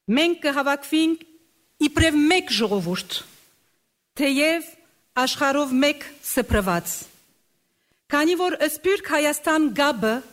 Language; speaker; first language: Armenian; native; Armenian